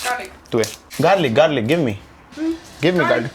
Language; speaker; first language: English; non-native, local second language; Hindi